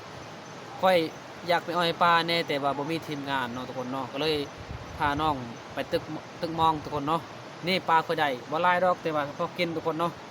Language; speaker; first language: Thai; non-native, local second language; Northeastern Thai